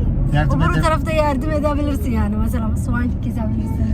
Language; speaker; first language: Turkish; non-native, fluent; Somali